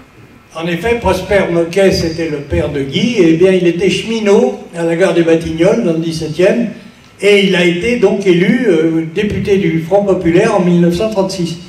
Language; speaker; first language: French; native; French